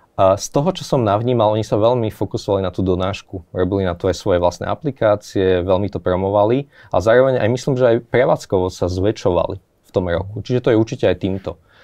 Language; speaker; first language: Slovak; native; Slovak